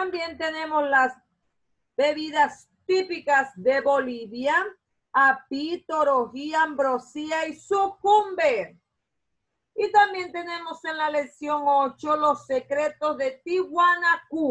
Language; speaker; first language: Spanish; non-native, fluent; Portuguese